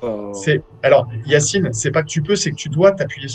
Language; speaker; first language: French; native; French